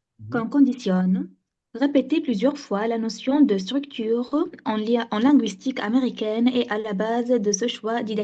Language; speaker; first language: French; non-native, local second language; Arabic